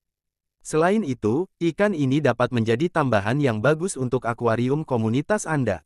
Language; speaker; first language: Indonesian; native; Indonesian